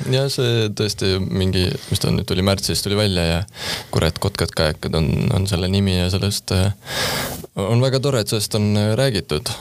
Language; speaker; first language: Estonian; native; Estonian